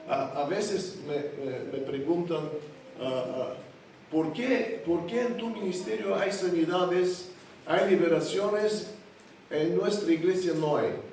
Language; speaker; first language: Spanish; non-native, fluent; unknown